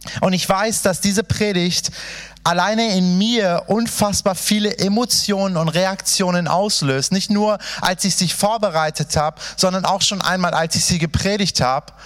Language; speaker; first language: German; early bilingual, other home language; Persian